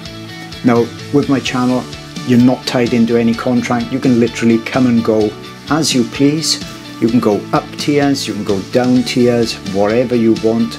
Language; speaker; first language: English; native; English